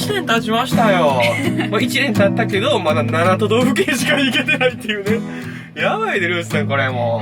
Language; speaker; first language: Japanese; native; Japanese